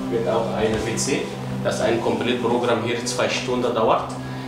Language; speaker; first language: German; non-native, learner; Arabic